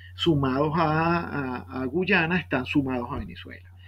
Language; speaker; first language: Spanish; native; Spanish